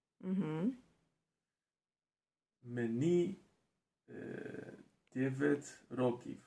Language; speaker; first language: Ukrainian; non-native, learner; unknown